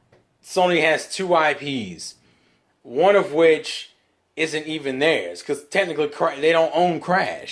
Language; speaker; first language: English; native; English